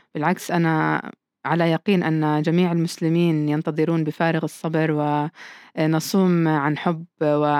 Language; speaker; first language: Arabic; early bilingual, heritage; Arabic